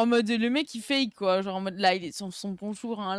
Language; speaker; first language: French; native; French